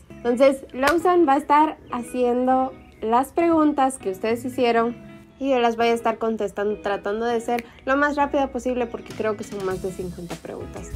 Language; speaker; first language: Spanish; early bilingual, heritage; Spanish